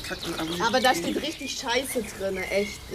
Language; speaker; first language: German; native; German